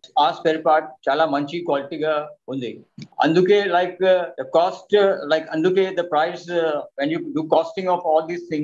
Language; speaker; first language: Telugu; non-native, local second language; Hindi